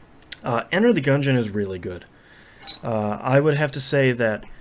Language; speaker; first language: English; native; English